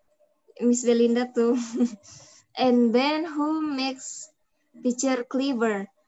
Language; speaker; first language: English; non-native, learner; Indonesian